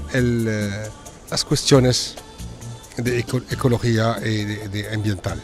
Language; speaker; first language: Spanish; non-native, fluent; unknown